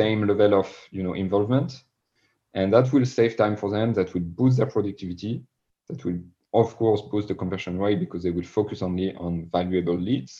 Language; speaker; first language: English; non-native, fluent; French